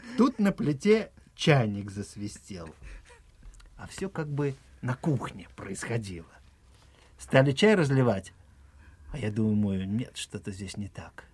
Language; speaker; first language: Russian; native; Russian